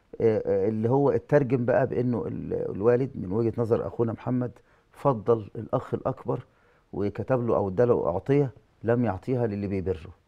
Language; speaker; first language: Arabic; native; Arabic